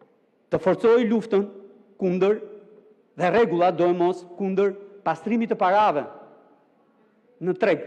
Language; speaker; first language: Albanian; native; Albanian